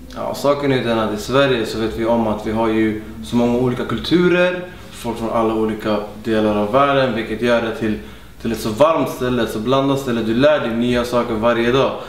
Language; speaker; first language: Swedish; early bilingual, other home language; Arabic